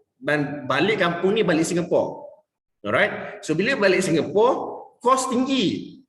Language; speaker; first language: Malay; native; Malay